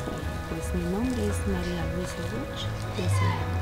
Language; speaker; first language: Spanish; native; Spanish